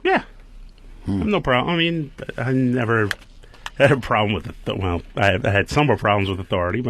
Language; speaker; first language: English; native; English